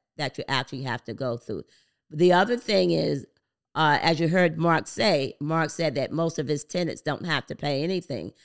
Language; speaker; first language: English; native; English